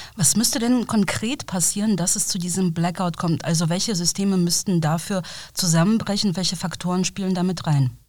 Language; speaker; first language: German; native; German